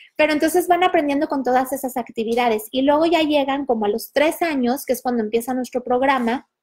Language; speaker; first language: Spanish; early bilingual, heritage; Spanish